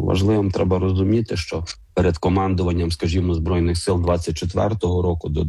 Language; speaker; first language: Ukrainian; native; Ukrainian